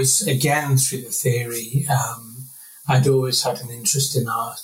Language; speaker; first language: English; native; English